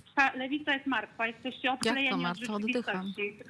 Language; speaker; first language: Polish; native; Polish